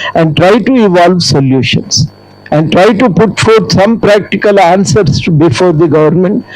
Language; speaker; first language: English; non-native, local second language; Telugu